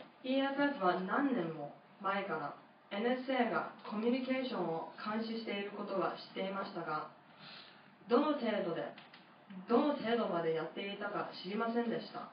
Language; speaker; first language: Japanese; non-native, fluent; English